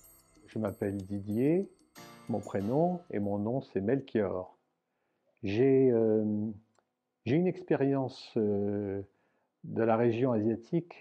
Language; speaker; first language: French; early bilingual, heritage; French